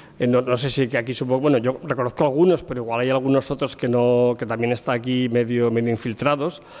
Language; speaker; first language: Spanish; native; Spanish